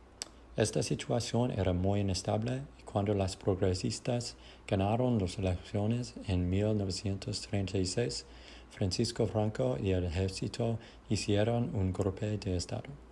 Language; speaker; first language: Spanish; non-native, learner; English